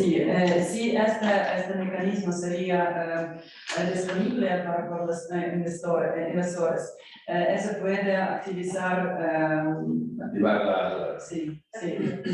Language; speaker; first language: Spanish; non-native, learner; Ukrainian